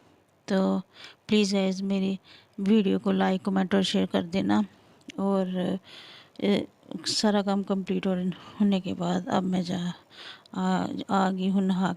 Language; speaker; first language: Hindi; non-native, local second language; Punjabi